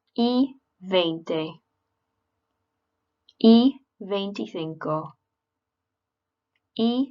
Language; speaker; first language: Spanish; non-native, fluent; English